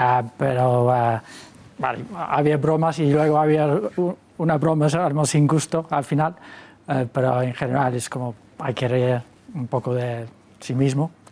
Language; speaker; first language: Spanish; non-native, fluent; English